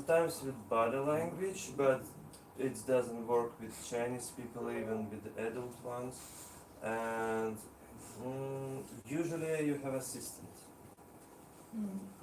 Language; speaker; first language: English; non-native, learner; Russian